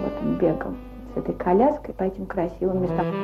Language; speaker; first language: Russian; native; Russian